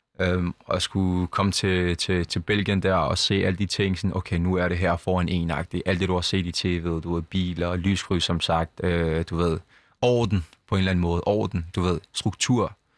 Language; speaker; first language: Danish; early bilingual, other home language; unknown